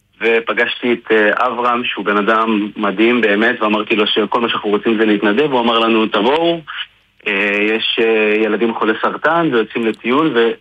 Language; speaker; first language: Hebrew; native; Hebrew